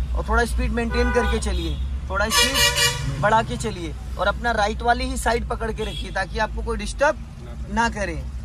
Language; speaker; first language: Hindi; native; Hindi